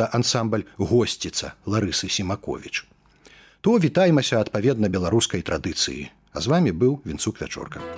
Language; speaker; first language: Belarusian; native; Belarusian